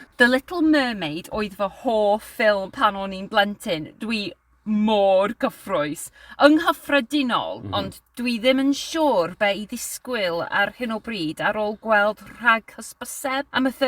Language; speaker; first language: Welsh; non-native, learner; English